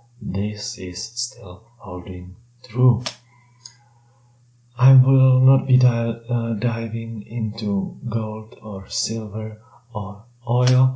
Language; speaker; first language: English; non-native, fluent; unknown